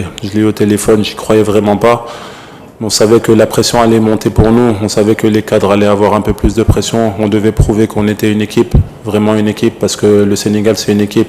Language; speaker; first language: French; native; French